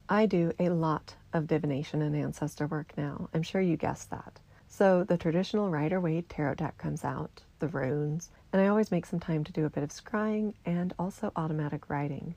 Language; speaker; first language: English; native; English